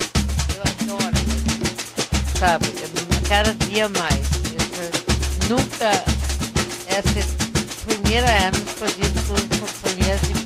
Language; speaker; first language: Portuguese; non-native, fluent; Danish